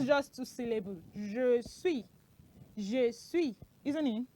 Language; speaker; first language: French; non-native, fluent; Yoruba